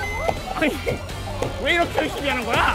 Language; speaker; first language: Korean; native; Korean